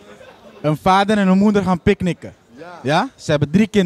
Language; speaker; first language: Dutch; native; Dutch